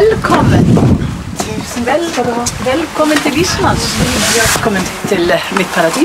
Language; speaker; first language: Danish; non-native, fluent; Icelandic